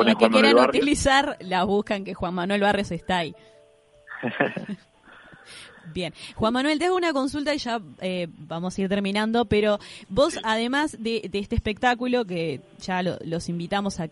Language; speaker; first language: Spanish; native; Spanish